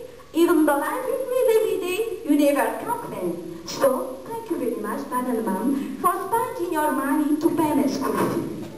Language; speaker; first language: English; non-native, learner; Malagasy